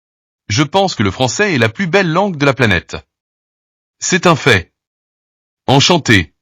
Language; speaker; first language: French; non-native, learner; Portuguese